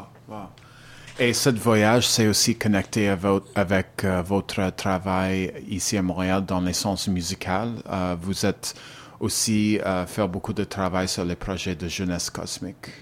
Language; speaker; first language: French; non-native, learner; English